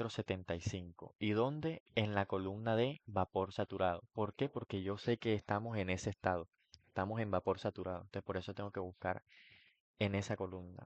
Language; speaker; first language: Spanish; native; Spanish